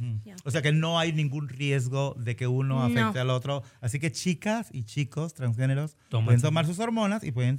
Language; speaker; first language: Spanish; native; Spanish